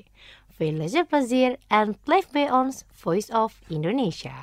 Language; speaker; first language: Dutch; non-native, fluent; Indonesian